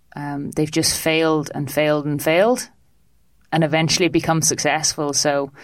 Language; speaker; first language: English; native; English